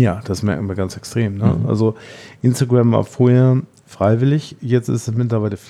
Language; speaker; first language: German; native; German